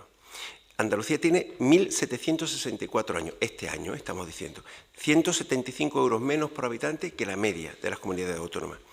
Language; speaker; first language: Spanish; native; Spanish